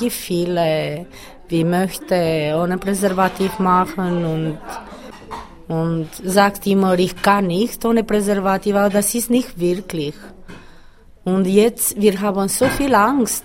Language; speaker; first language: German; non-native, learner; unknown